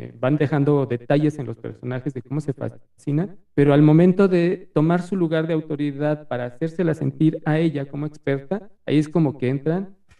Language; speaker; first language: Spanish; native; Spanish